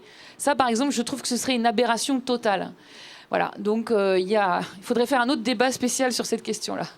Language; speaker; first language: French; native; French